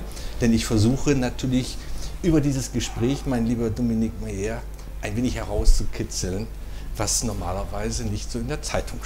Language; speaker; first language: German; native; German